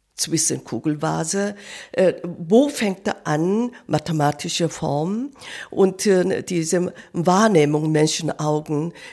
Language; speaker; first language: German; non-native, fluent; Korean